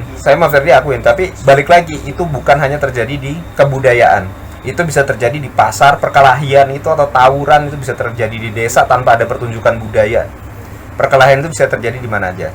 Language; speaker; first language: Indonesian; native; Indonesian